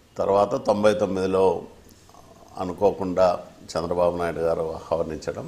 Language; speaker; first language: Telugu; native; Telugu